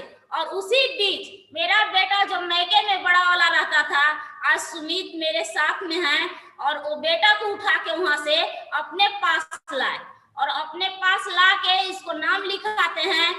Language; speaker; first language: Hindi; non-native, local second language; Bhojpuri